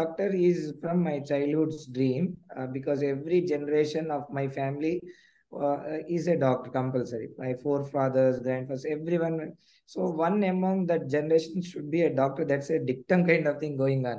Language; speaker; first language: English; non-native, local second language; Telugu